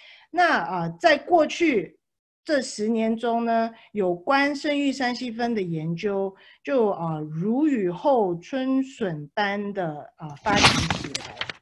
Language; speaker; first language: Chinese; early bilingual, heritage; Chinese